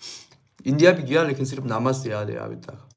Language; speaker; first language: Hindi; non-native, learner; Korean